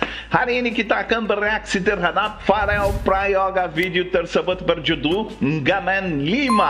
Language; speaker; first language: Indonesian; non-native, fluent; Portuguese